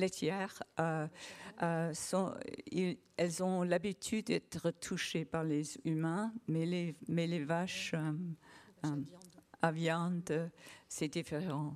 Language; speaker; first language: French; non-native, learner; English